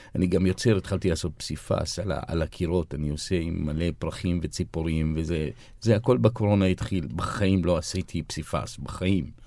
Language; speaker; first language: Hebrew; non-native, local second language; Arabic